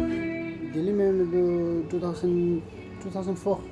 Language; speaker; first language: Hindi; non-native, learner; Tibetan